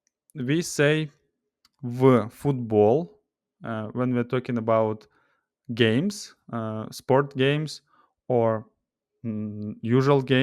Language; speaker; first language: English; non-native, fluent; Russian